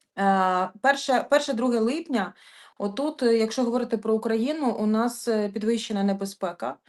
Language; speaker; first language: Ukrainian; native; Ukrainian